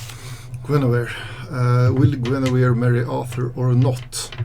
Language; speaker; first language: English; non-native, fluent; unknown